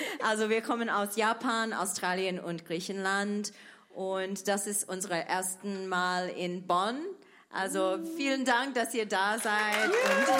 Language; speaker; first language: German; non-native, fluent; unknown